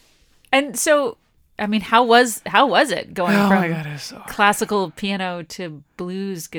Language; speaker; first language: English; native; English